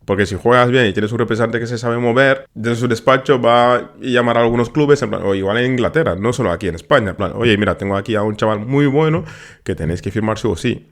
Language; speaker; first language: Spanish; non-native, fluent; Wolof